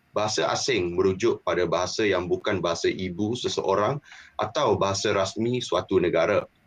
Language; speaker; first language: Malay; native; Malay